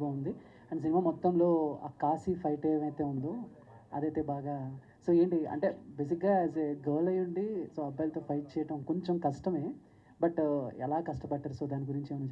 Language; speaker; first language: Telugu; native; Telugu